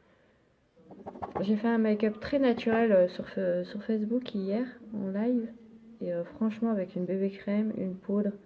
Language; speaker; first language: French; native; French